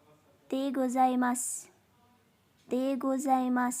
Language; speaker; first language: Japanese; non-native, fluent; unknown